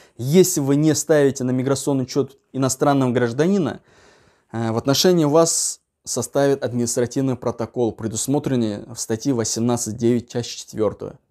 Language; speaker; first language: Russian; non-native, local second language; Uzbek